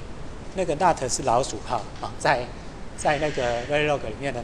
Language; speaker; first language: Chinese; native; Chinese